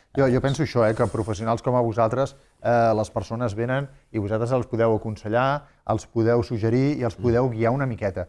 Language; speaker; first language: Catalan; native; Catalan